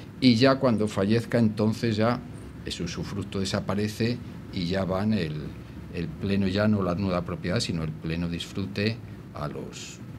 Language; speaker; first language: Spanish; native; Spanish